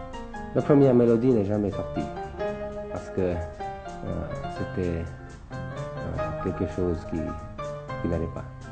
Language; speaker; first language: French; early bilingual, other home language; Thai